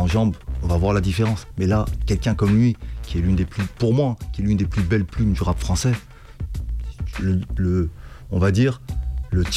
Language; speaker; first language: French; native; French